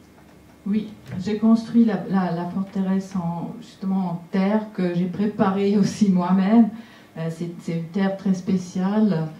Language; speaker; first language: French; non-native, local second language; German